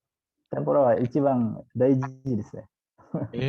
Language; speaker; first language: Japanese; non-native, learner; Indonesian